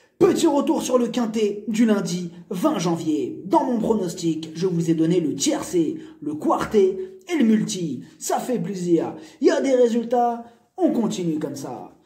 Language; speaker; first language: French; native; French